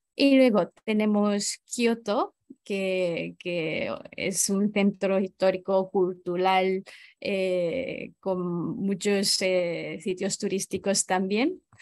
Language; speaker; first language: Spanish; non-native, fluent; Japanese